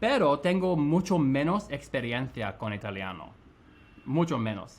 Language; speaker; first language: Spanish; non-native, fluent; English